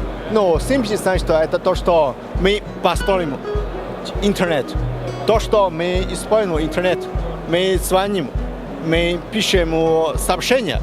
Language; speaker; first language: Russian; non-native, learner; Chinese